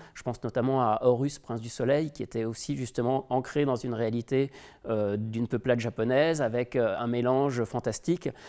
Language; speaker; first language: French; native; French